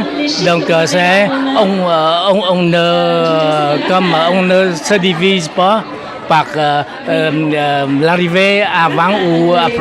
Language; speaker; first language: French; non-native, fluent; Vietnamese